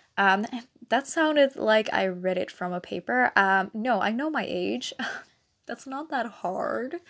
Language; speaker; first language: English; non-native, fluent; Dutch